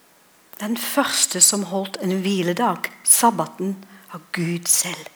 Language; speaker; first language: Norwegian; non-native, fluent; English